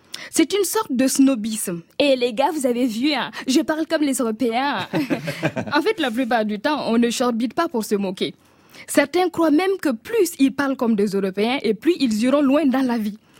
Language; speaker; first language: French; non-native, local second language; Mossi